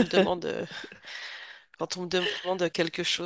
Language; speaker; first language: French; native; French